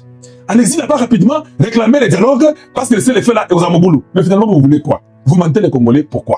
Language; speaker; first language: French; non-native, local second language; Lingala